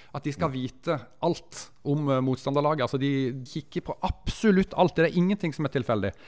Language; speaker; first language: Norwegian; native; Norwegian